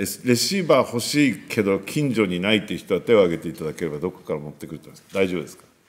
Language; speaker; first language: Japanese; native; Japanese